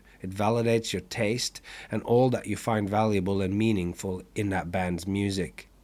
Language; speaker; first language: English; non-native, fluent; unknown